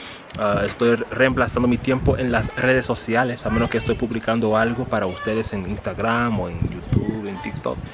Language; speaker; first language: Spanish; early bilingual, heritage; Spanish